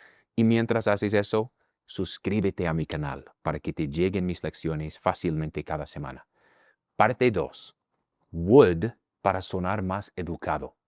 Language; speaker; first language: Spanish; non-native, fluent; English